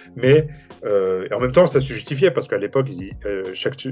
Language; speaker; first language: French; native; French